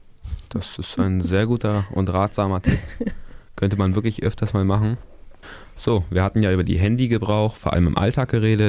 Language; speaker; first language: German; native; German